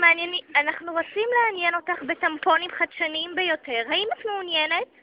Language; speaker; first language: Hebrew; native; Hebrew